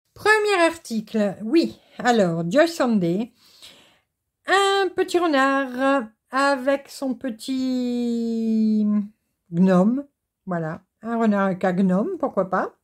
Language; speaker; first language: French; native; French